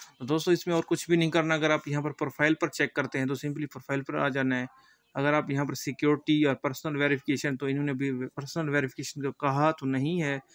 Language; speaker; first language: Urdu; native; Urdu